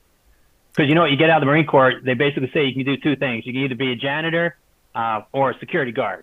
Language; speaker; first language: English; native; English